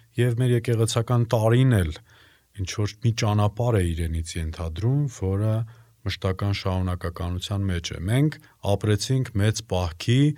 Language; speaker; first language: Armenian; native; Armenian